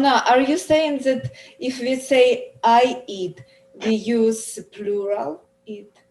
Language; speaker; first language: English; non-native, learner; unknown